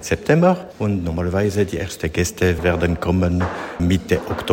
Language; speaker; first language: German; non-native, local second language; French